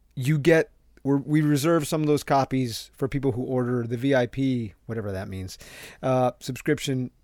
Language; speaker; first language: English; native; English